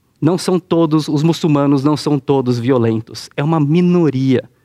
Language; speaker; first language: Portuguese; native; Portuguese